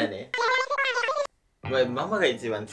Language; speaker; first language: Japanese; early bilingual, heritage; English